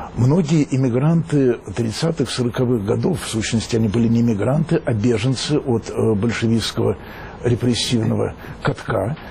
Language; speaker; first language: Russian; native; Russian